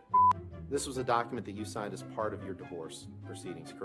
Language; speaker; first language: English; native; English